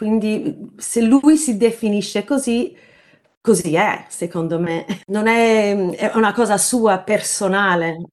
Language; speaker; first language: Italian; early bilingual, heritage; Italian